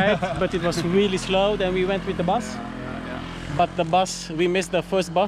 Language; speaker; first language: English; non-native, fluent; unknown